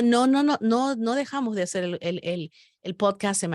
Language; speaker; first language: Spanish; native; Spanish